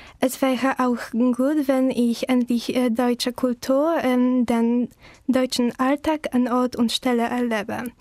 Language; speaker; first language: German; non-native, learner; Polish